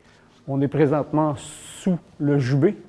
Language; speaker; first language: French; native; French